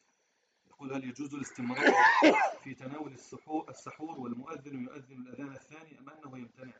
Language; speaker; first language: Arabic; native; Arabic